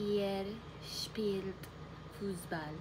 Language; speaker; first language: German; non-native, learner; Filipino